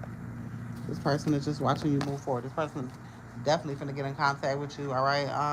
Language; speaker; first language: English; native; English